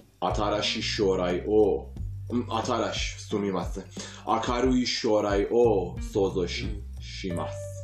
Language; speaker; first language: Japanese; non-native, fluent; Persian